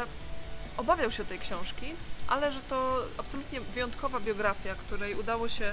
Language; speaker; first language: Polish; native; Polish